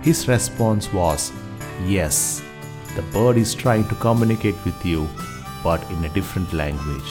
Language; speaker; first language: English; non-native, local second language; Kannada